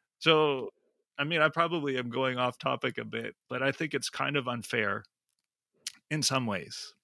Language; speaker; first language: English; native; English